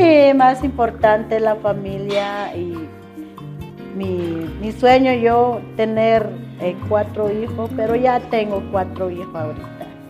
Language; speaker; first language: Spanish; non-native, local second language; Kaqchikel